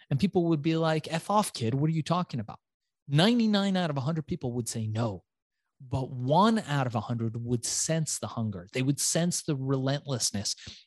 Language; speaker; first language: English; early bilingual, other home language; Persian